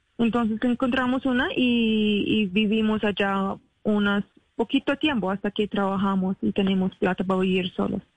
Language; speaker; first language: Spanish; non-native, learner; Arabic